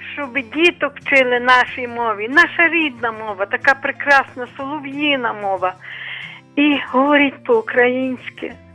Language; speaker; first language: Ukrainian; native; Ukrainian